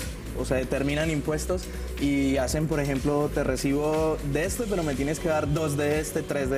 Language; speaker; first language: Spanish; native; Spanish